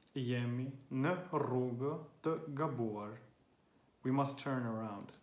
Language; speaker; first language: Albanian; non-native, learner; Finnish